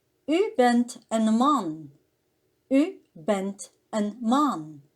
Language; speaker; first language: Dutch; non-native, learner; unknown